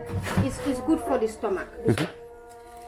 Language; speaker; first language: English; non-native, learner; Wolof